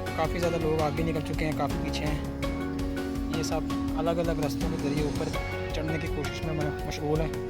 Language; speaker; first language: Urdu; non-native, local second language; Punjabi